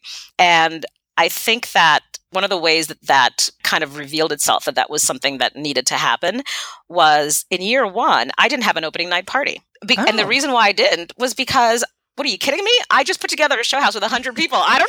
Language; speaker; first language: English; non-native, fluent; Haitian Creole